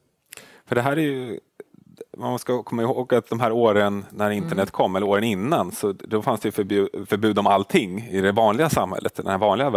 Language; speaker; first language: Swedish; native; Swedish